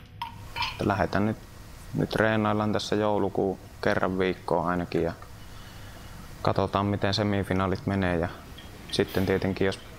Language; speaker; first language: Finnish; native; Finnish